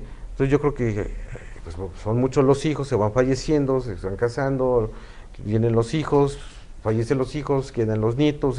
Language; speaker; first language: Spanish; native; Spanish